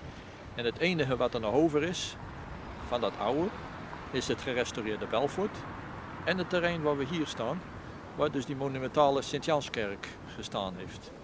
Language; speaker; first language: Dutch; native; Dutch